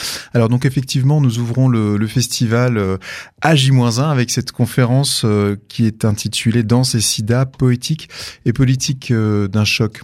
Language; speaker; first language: French; native; French